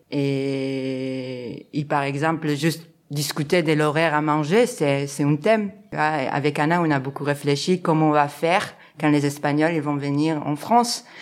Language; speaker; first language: French; non-native, fluent; Spanish